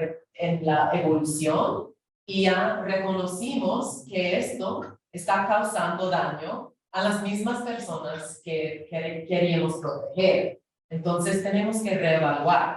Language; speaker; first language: Spanish; non-native, fluent; English